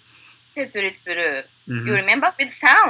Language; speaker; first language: English; non-native, learner; Japanese